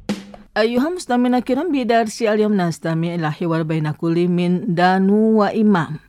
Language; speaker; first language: Arabic; non-native, fluent; Indonesian